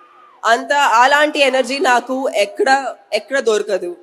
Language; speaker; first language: Telugu; non-native, fluent; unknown